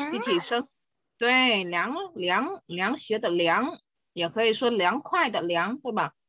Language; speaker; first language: Chinese; non-native, fluent; Vietnamese